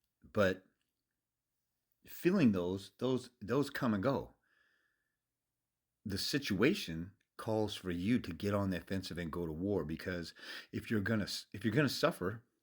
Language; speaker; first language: English; native; English